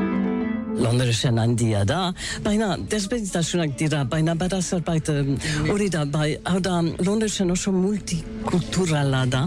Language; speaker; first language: Basque; non-native, learner; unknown